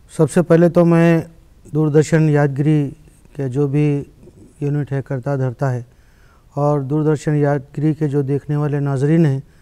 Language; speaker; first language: Hindi; native; Hindi